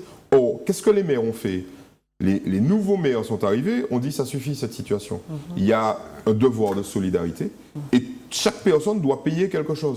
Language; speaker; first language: French; native; French